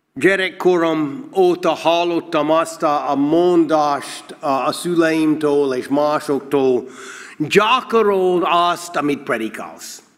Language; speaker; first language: Hungarian; non-native, learner; English